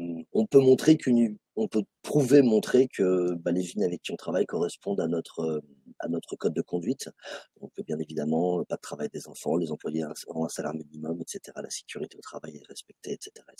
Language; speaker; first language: French; native; French